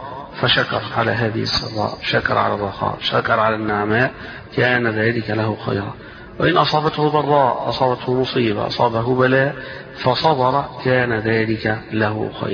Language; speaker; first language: Arabic; native; Arabic